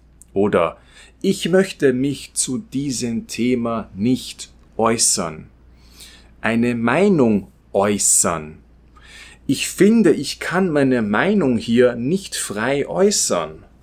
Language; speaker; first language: German; non-native, fluent; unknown